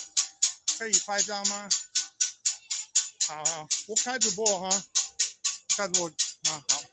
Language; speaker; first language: Chinese; non-native, learner; English